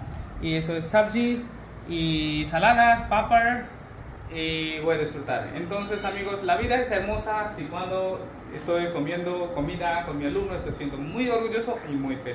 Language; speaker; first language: Spanish; non-native, learner; Hindi